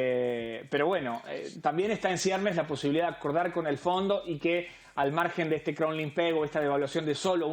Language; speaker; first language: Spanish; native; Spanish